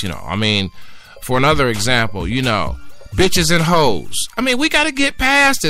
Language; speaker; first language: English; native; English